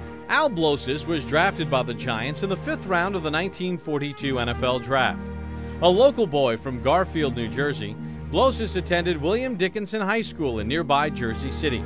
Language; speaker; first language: English; native; English